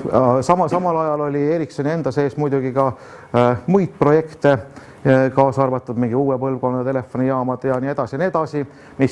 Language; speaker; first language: Estonian; native; Estonian